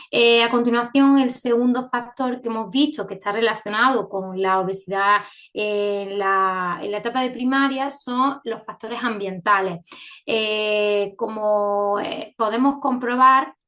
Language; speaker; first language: Spanish; native; Spanish